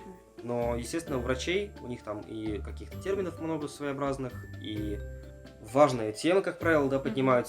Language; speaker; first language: Russian; native; Russian